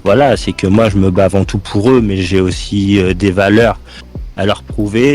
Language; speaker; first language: French; native; French